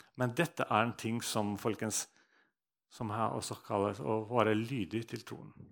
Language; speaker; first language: Norwegian; non-native, fluent; Russian